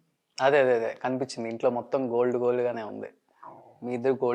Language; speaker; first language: Telugu; native; Telugu